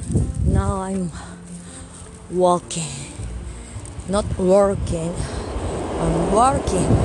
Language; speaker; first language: English; non-native, learner; Japanese